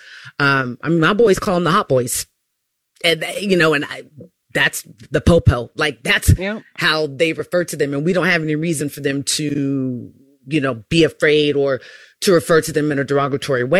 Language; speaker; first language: English; native; English